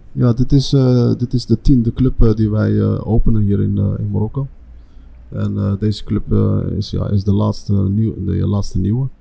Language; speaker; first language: Dutch; early bilingual, other home language; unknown